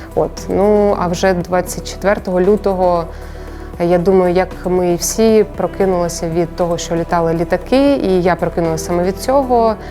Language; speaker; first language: Ukrainian; non-native, local second language; Russian